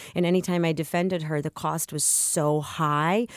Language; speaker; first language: English; early bilingual, other home language; Russian